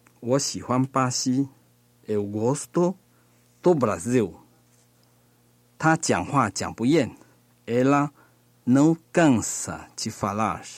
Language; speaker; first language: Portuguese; non-native, learner; Chinese